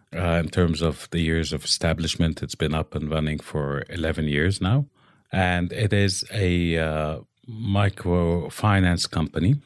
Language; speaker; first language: English; non-native, local second language; Arabic